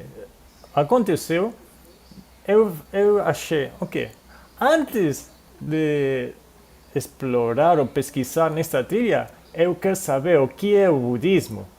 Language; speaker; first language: Portuguese; non-native, fluent; Spanish